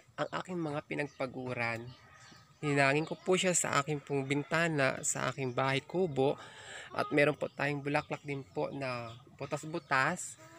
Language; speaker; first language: Filipino; native; Filipino